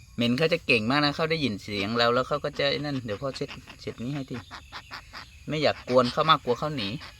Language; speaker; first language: Thai; native; Thai